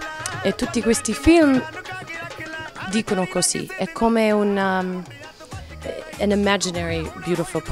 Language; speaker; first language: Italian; non-native, learner; English